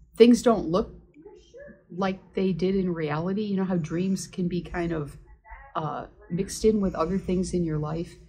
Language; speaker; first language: English; native; English